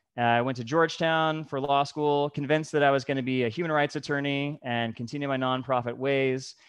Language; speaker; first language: English; native; English